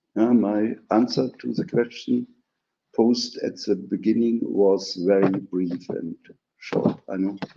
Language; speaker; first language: English; non-native, fluent; German